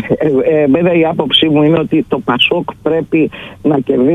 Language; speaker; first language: Greek; native; Greek